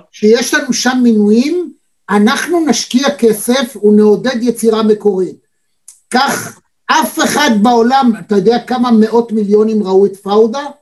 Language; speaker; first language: Hebrew; native; Hebrew